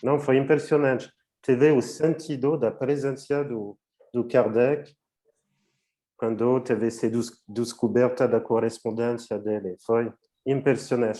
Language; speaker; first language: Portuguese; non-native, fluent; French